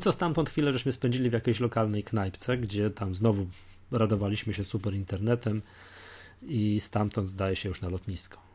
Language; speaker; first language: Polish; native; Polish